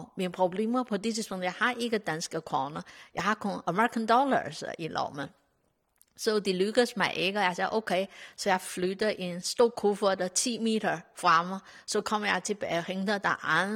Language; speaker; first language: Danish; non-native, learner; Chinese